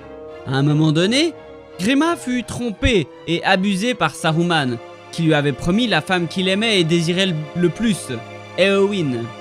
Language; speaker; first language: French; native; French